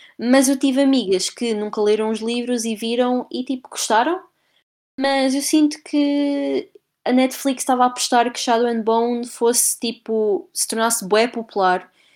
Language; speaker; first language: Portuguese; native; Portuguese